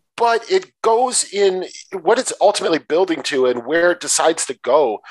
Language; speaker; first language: English; native; English